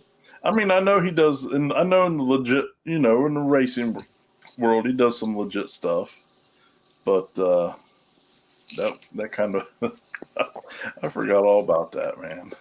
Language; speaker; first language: English; native; English